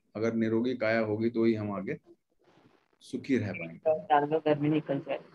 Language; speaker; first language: Hindi; native; Hindi